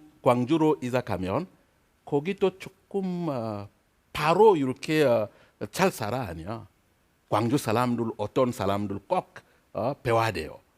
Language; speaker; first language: Korean; non-native, learner; French